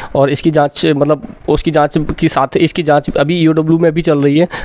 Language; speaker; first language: Hindi; native; Hindi